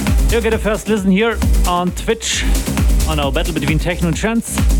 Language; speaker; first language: English; non-native, fluent; German